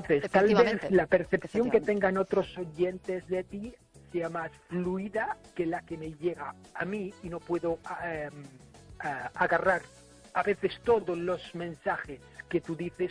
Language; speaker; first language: Spanish; non-native, fluent; English